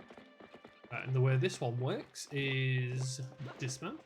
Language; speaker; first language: English; native; English